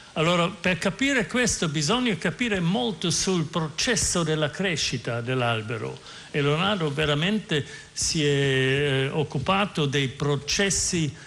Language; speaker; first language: Italian; non-native, fluent; German